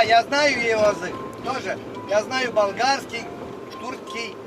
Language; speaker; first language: Russian; non-native, local second language; Gagauz